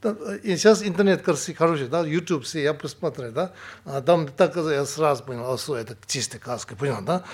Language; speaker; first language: Russian; non-native, learner; Tibetan